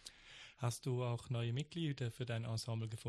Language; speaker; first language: German; native; German